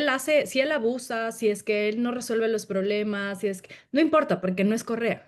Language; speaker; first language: Spanish; native; Spanish